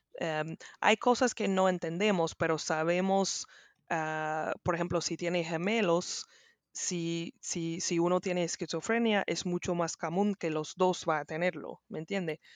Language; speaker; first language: Spanish; non-native, learner; English